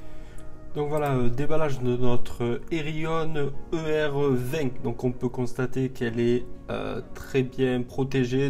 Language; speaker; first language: French; native; French